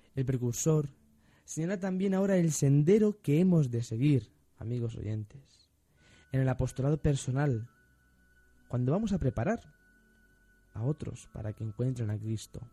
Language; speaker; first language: Spanish; native; Spanish